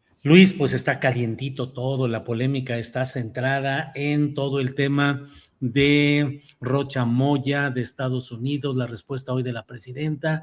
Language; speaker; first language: Spanish; native; Spanish